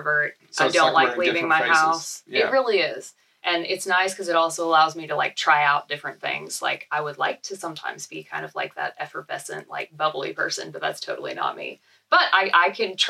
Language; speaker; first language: English; native; English